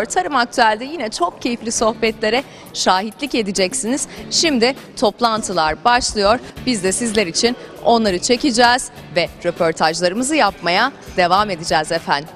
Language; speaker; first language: Turkish; native; Turkish